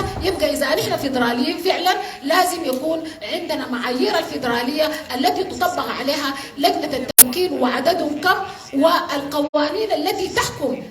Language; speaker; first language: Arabic; native; Arabic